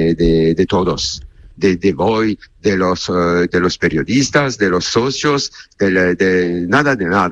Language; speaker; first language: Spanish; non-native, learner; French